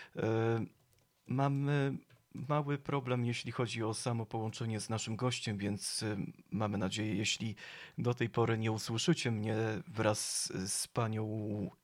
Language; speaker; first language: Polish; native; Polish